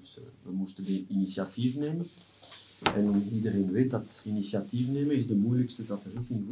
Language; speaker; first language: Dutch; non-native, local second language; French